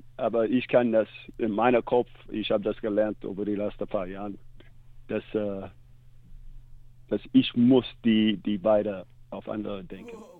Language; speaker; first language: German; non-native, fluent; English